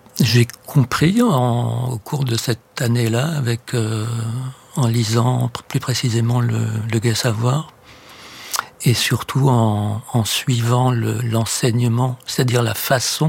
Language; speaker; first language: French; native; French